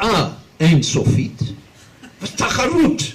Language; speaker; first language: Hebrew; non-native, fluent; English